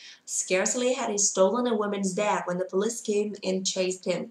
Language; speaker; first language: English; non-native, fluent; Vietnamese